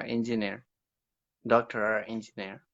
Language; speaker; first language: English; non-native, learner; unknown